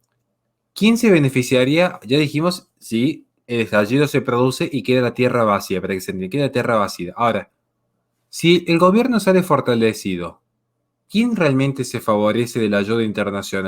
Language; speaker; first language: Spanish; native; Spanish